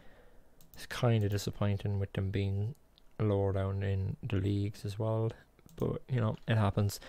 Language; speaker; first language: English; native; English